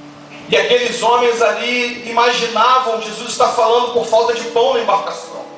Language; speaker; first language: Portuguese; native; Portuguese